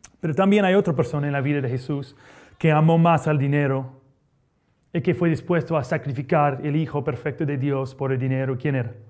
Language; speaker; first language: Spanish; non-native, fluent; English